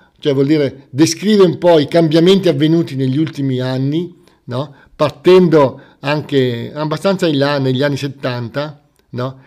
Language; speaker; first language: Italian; native; Italian